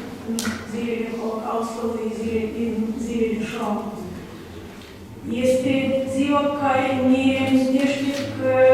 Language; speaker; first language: Romanian; non-native, local second language; Russian